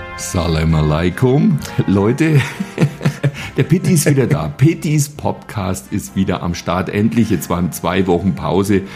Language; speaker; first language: German; native; German